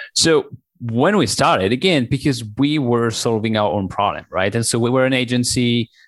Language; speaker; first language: English; non-native, fluent; French